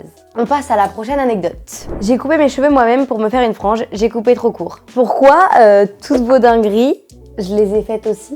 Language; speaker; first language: French; native; French